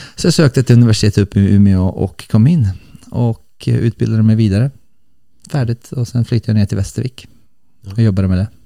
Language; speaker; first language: Swedish; early bilingual, other home language; Bosnian